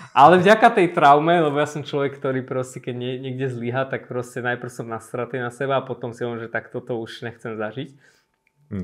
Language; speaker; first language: Slovak; early bilingual, other home language; Armenian